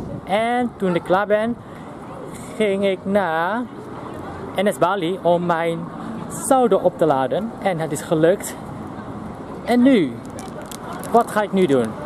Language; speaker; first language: Dutch; non-native, local second language; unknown